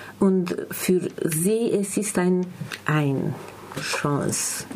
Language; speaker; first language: German; non-native, learner; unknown